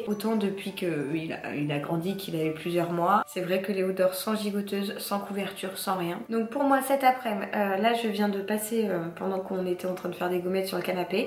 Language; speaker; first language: French; native; French